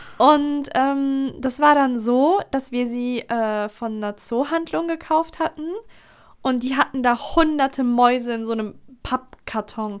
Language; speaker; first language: German; early bilingual, other home language; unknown